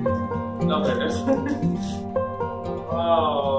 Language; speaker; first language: English; non-native, local second language; Hindi